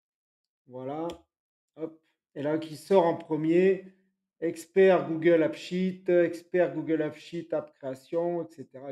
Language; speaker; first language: French; native; French